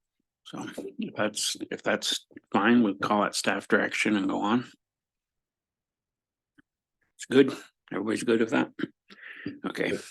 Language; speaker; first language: English; native; English